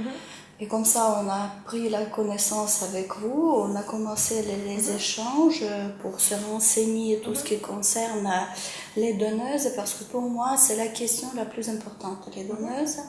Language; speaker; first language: French; non-native, fluent; Ukrainian